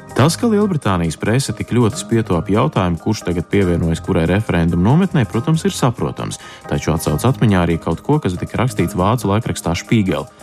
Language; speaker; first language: Latvian; early bilingual, heritage; Latvian